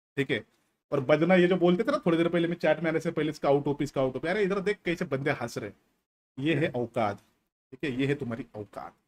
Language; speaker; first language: Hindi; native; Hindi